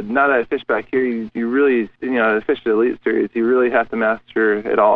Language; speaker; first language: English; native; English